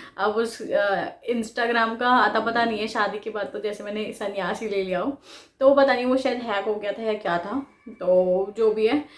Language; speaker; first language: Hindi; non-native, local second language; Bangla